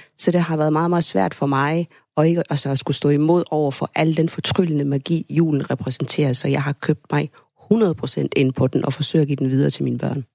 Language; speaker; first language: Danish; early bilingual, other home language; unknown